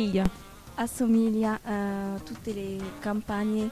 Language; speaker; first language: Italian; non-native, learner; French